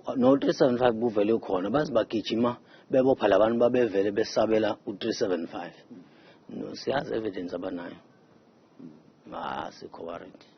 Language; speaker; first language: Zulu; native; Zulu